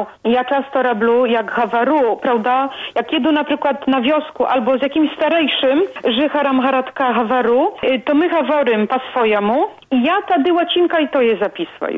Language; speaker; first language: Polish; non-native, local second language; Belarusian